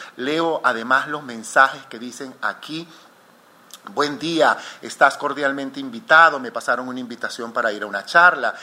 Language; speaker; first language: Spanish; native; Spanish